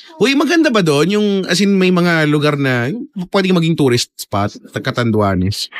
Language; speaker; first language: Filipino; native; Filipino